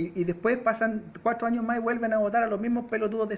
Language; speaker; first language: Spanish; native; Spanish